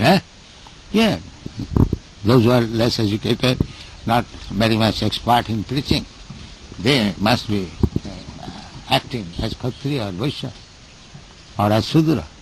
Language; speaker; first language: English; non-native, local second language; Bangla